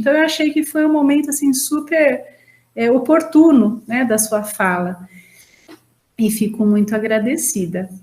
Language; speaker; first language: Portuguese; native; Portuguese